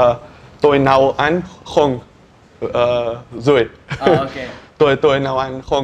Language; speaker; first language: Vietnamese; non-native, learner; Dutch